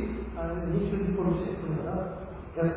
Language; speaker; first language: Russian; non-native, learner; Tibetan